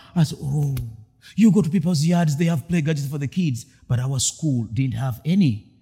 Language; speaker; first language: English; non-native, local second language; Ganda